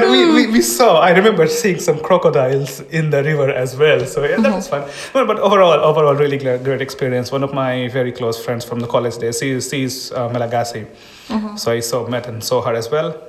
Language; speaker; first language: English; non-native, local second language; Hindi